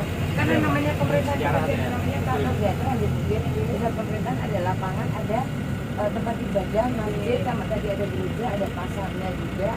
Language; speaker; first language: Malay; non-native, local second language; Javanese